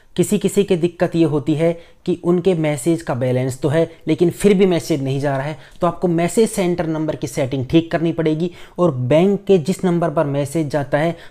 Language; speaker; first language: Hindi; native; Hindi